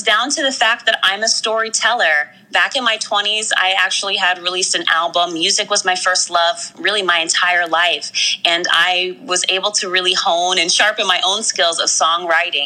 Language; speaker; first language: English; native; English